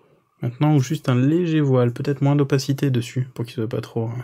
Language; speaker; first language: French; native; French